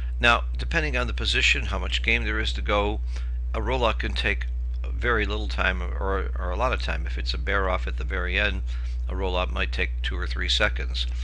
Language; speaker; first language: English; native; English